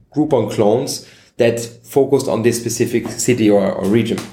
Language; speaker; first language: English; non-native, fluent; German